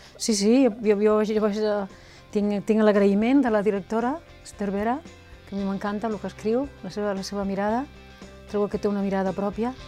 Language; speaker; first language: Catalan; native; Catalan